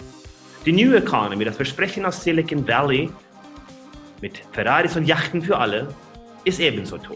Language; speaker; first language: German; non-native, fluent; Norwegian